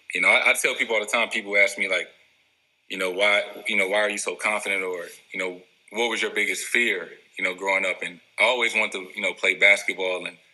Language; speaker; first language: English; native; English